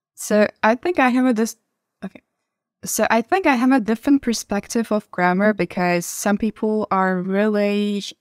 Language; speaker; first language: English; non-native, fluent; Turkish